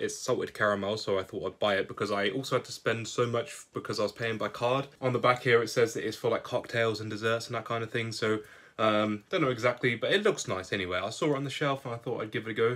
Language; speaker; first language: English; native; English